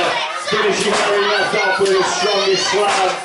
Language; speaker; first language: English; native; English